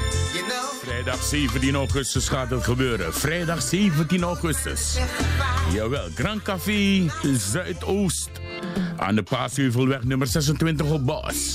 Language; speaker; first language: Dutch; native; Dutch